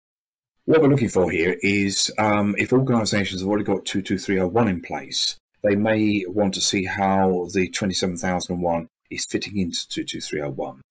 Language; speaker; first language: English; native; English